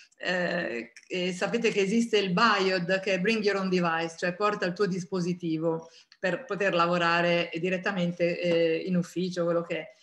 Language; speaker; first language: Italian; native; Italian